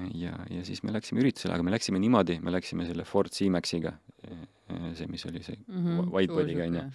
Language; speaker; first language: Estonian; non-native, local second language; Russian